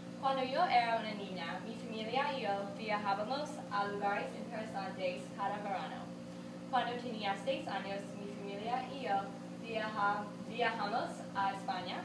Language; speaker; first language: Spanish; non-native, learner; English